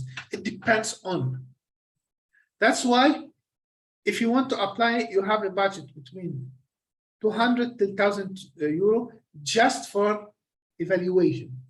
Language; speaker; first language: English; non-native, fluent; Arabic